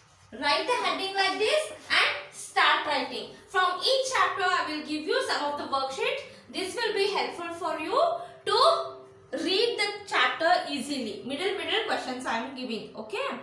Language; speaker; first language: English; non-native, local second language; Kannada